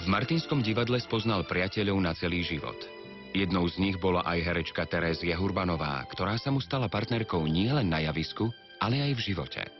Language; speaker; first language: Slovak; native; Slovak